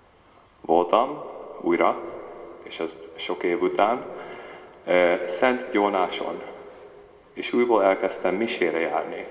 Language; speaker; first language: Hungarian; early bilingual, heritage; Hungarian